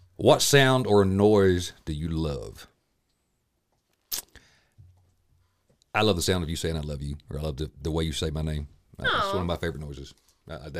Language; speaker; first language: English; native; English